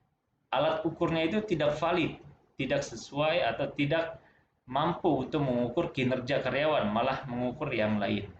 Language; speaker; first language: Indonesian; native; Indonesian